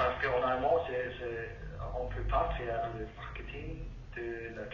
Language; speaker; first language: French; non-native, learner; German